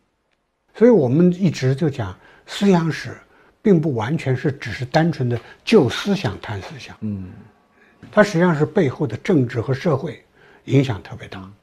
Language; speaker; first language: Chinese; native; Chinese